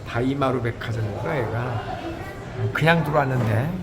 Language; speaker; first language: Korean; native; Korean